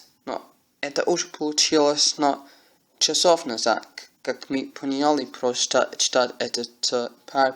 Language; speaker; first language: Russian; non-native, learner; English